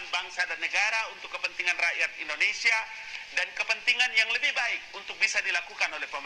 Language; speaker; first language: Indonesian; native; Indonesian